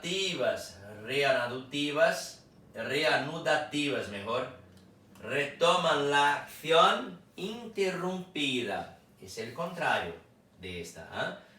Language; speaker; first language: Spanish; non-native, fluent; Portuguese